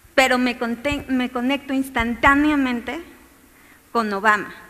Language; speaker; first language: Spanish; native; Spanish